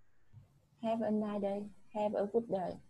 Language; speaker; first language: English; non-native, learner; Vietnamese